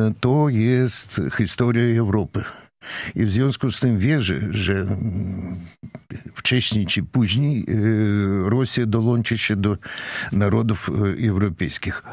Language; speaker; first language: Polish; non-native, fluent; Russian